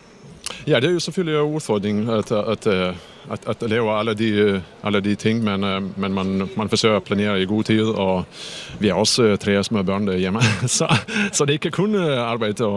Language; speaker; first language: Danish; non-native, fluent; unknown